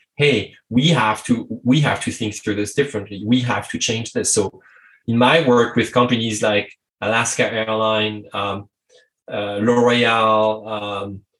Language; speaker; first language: English; non-native, fluent; French